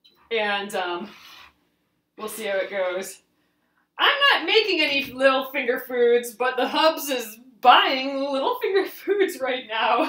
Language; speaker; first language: English; native; English